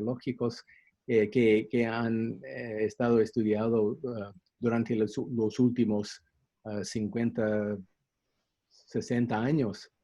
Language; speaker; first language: Spanish; non-native, fluent; English